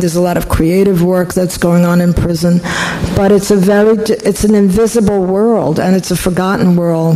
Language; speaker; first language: English; non-native, fluent; Polish